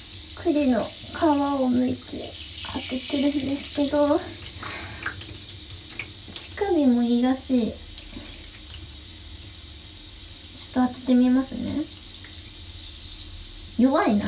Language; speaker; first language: Japanese; native; Japanese